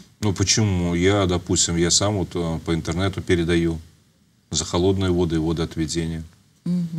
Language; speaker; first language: Russian; native; Russian